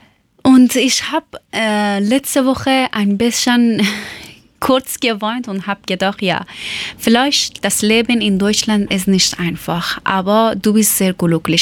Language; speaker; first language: German; non-native, fluent; Persian